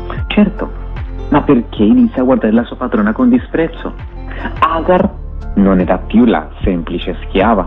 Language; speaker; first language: Italian; non-native, fluent; Spanish